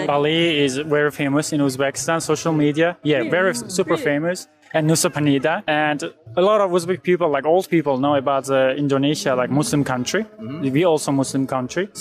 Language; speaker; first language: English; non-native, learner; Uzbek